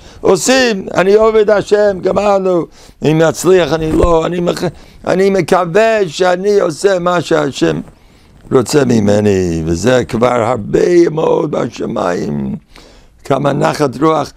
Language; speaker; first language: Hebrew; non-native, fluent; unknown